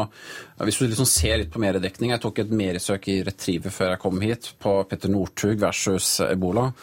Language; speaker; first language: Norwegian; native; Norwegian